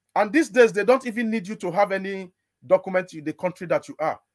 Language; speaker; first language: English; non-native, local second language; Igbo